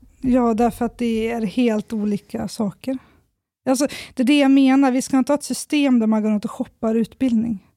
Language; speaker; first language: Swedish; native; Swedish